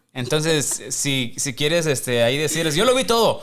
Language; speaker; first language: Spanish; early bilingual, heritage; Spanish